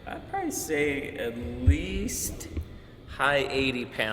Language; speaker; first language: English; native; English